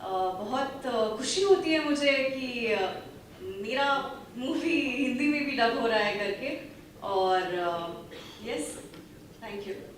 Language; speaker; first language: Hindi; non-native, local second language; Kannada